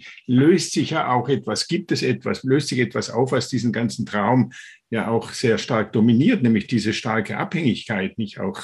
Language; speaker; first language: German; native; German